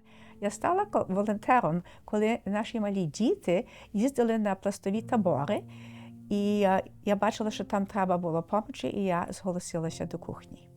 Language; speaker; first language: Ukrainian; early bilingual, heritage; Ukrainian